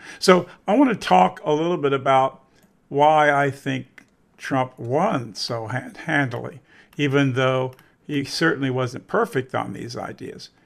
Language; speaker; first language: English; native; English